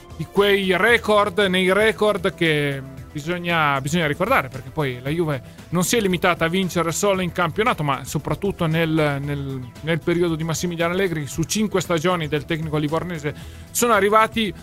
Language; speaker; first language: Italian; native; Italian